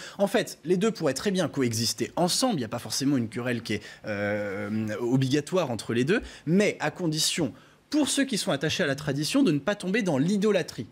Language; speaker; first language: French; native; French